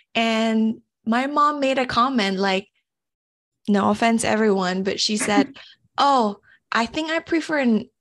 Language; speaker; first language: English; early bilingual, other home language; Indonesian